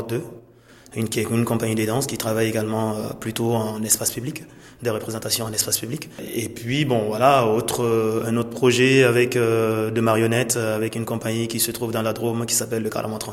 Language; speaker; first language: French; non-native, local second language; Mossi